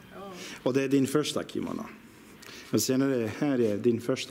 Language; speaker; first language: Swedish; non-native, learner; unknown